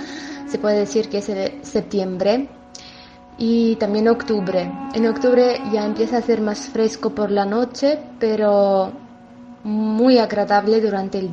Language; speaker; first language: Spanish; non-native, fluent; Armenian